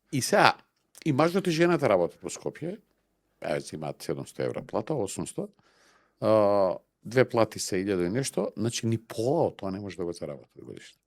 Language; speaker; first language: Macedonian; native; Macedonian